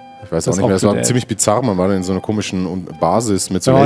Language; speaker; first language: German; native; German